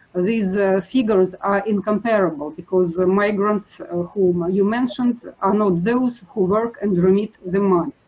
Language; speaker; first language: English; non-native, fluent; Russian